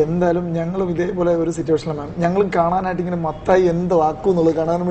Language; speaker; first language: Malayalam; native; Malayalam